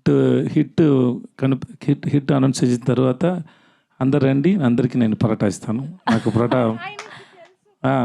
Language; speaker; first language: Telugu; non-native, learner; Tamil